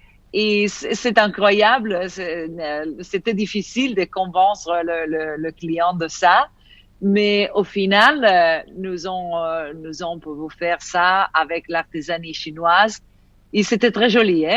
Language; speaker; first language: French; non-native, fluent; Italian